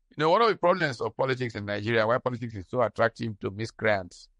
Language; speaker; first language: English; non-native, local second language; Hausa